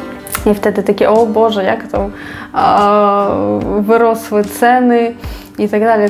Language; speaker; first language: Polish; non-native, fluent; Ukrainian